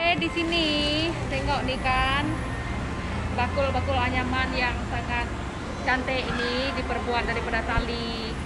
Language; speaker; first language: Malay; non-native, local second language; Iban